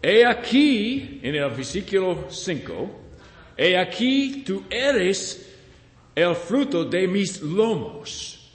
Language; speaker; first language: Spanish; non-native, learner; English